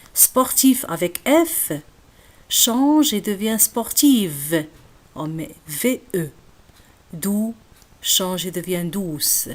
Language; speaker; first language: French; non-native, local second language; Arabic